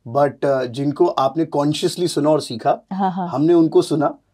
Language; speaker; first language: Hindi; native; Hindi